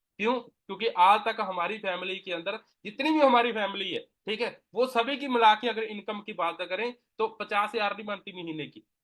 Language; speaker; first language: Hindi; non-native, local second language; Punjabi